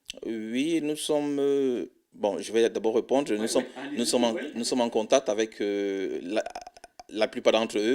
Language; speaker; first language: French; non-native, fluent; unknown